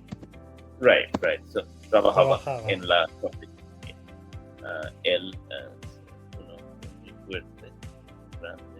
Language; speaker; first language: Spanish; non-native, learner; English